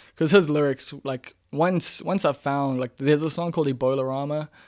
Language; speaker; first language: English; native; English